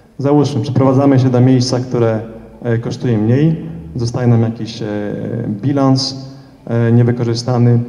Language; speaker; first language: Polish; early bilingual, heritage; Polish